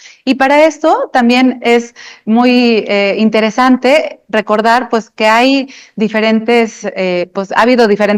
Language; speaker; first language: Spanish; native; Spanish